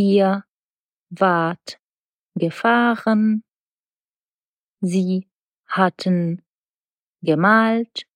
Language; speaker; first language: German; non-native, fluent; Czech